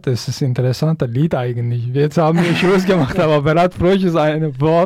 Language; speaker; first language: German; non-native, fluent; Kurdish